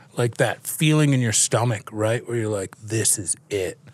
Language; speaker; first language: English; native; English